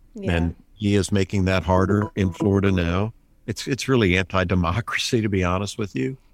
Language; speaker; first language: English; native; English